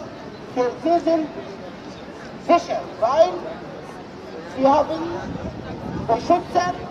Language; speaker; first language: German; non-native, learner; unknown